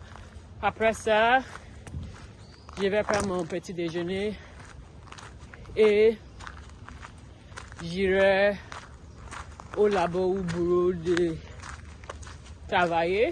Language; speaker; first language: French; non-native, learner; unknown